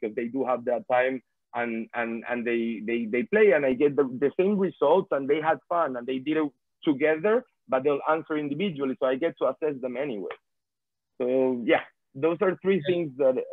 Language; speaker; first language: English; non-native, fluent; Spanish